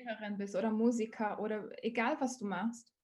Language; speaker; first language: German; non-native, learner; Portuguese